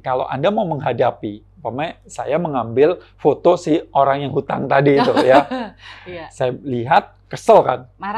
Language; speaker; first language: Indonesian; native; Indonesian